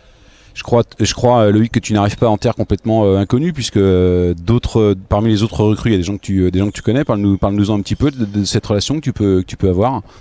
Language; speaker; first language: French; native; French